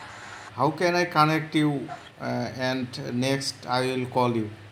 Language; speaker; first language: English; non-native, learner; Bangla